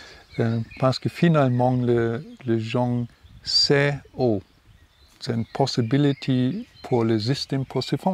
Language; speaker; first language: French; non-native, learner; German